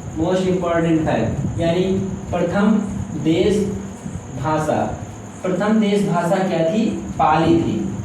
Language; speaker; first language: Hindi; native; Hindi